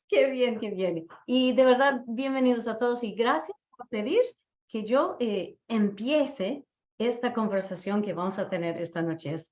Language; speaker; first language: Spanish; non-native, fluent; English